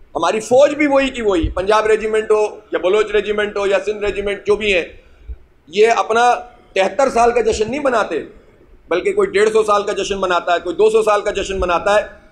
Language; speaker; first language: Urdu; native; Urdu